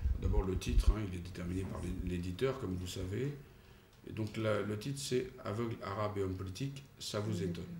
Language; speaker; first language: French; early bilingual, other home language; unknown